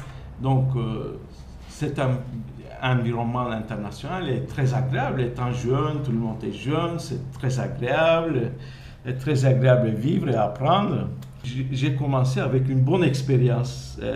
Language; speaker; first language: French; non-native, fluent; Turkish